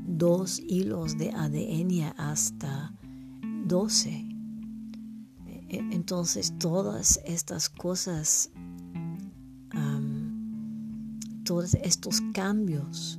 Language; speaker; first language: Spanish; non-native, learner; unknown